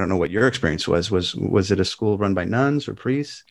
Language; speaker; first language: English; native; English